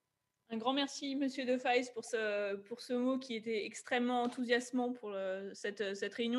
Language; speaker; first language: French; native; French